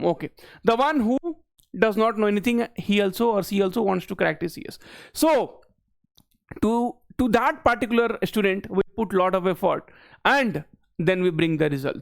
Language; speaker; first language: English; non-native, local second language; Hindi